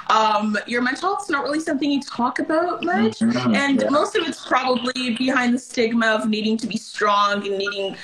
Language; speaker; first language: English; early bilingual, other home language; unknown